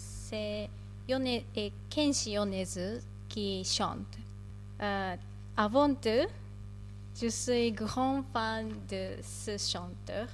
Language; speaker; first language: French; non-native, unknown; Japanese